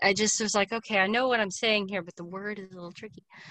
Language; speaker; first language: English; native; English